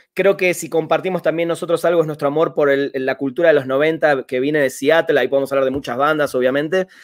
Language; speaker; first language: Spanish; native; Spanish